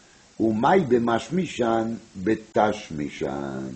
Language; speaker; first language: Hebrew; non-native, fluent; French